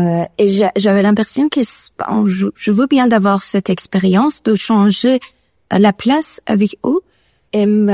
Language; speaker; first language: French; non-native, learner; Persian